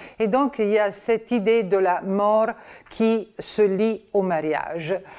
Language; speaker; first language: French; non-native, fluent; Italian